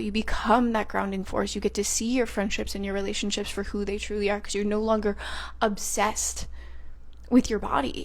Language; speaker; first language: English; native; English